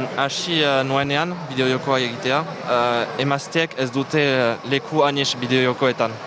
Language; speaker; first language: Basque; non-native, local second language; French